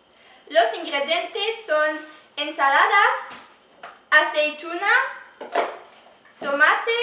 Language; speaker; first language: Spanish; non-native, learner; French